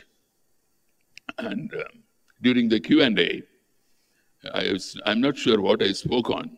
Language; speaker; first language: English; non-native, local second language; Tamil